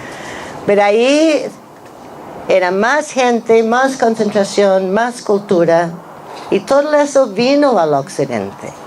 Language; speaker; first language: Spanish; non-native, fluent; English